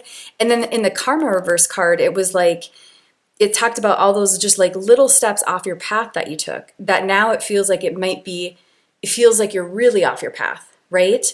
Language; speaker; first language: English; native; English